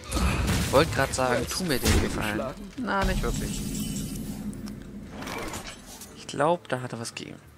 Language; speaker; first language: German; native; German